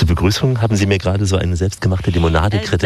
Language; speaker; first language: German; native; German